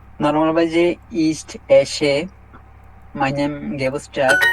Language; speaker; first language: German; non-native, learner; Bangla